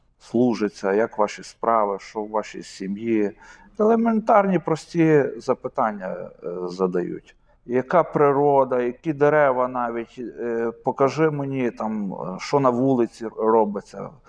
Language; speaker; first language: Ukrainian; native; Ukrainian